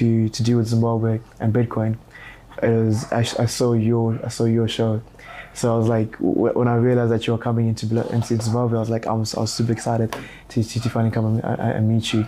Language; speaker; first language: English; non-native, local second language; Shona